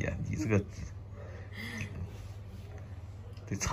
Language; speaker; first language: Chinese; native; Chinese